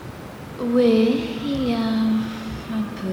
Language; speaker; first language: French; non-native, fluent; Greek